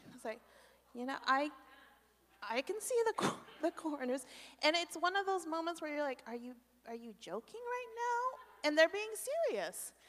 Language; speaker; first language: English; native; English